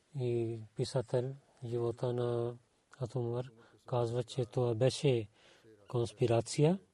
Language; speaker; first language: Bulgarian; non-native, learner; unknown